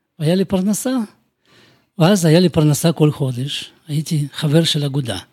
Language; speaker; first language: Hebrew; non-native, fluent; Russian